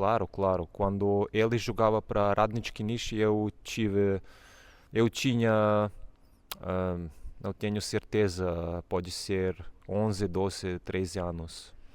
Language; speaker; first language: Portuguese; non-native, fluent; Serbian